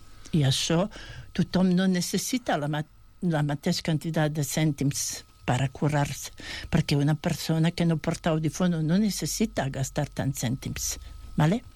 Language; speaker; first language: Catalan; non-native, fluent; Bosnian